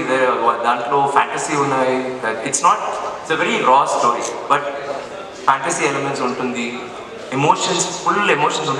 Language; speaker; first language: Telugu; non-native, fluent; Tamil